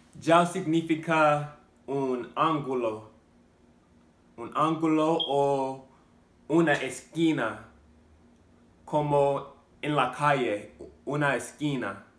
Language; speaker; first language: Spanish; non-native, learner; English